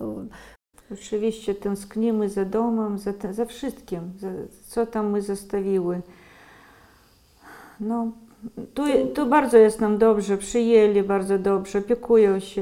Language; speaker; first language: Polish; early bilingual, heritage; Polish